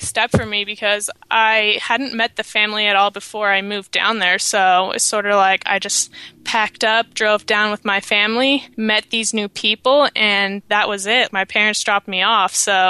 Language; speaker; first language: English; native; English